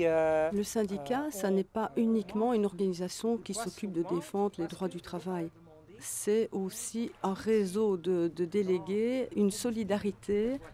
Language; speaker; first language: French; native; French